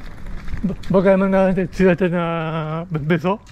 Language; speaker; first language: Indonesian; non-native, learner; Japanese